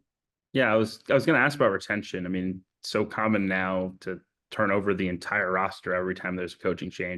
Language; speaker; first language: English; native; English